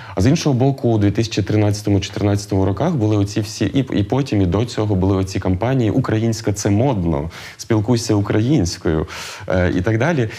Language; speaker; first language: Ukrainian; native; Ukrainian